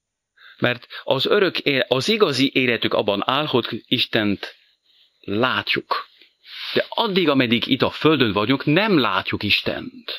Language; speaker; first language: Hungarian; non-native, fluent; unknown